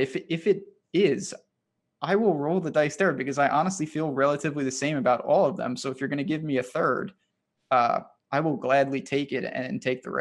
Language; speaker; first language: English; native; English